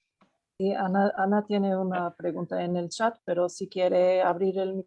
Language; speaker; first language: Spanish; non-native, fluent; Portuguese